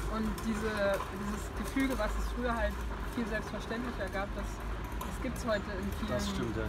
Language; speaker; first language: German; early bilingual, other home language; Hungarian